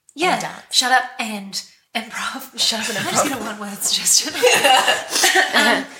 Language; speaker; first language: English; native; English